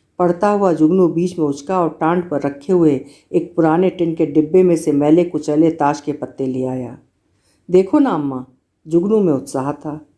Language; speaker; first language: Hindi; native; Hindi